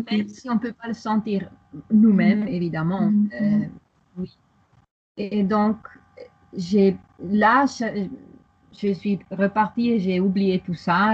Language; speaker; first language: French; non-native, fluent; German